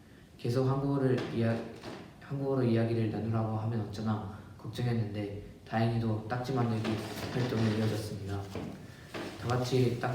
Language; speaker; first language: Korean; early bilingual, other home language; Japanese